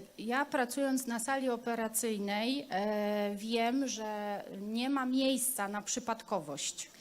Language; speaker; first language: Polish; native; Polish